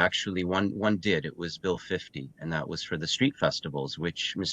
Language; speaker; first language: English; native; English